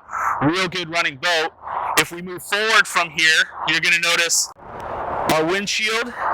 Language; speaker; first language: English; native; English